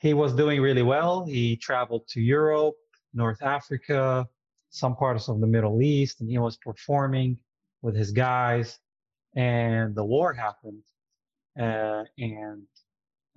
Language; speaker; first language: English; non-native, fluent; Arabic